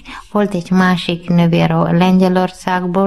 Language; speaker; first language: Hungarian; non-native, learner; Malayalam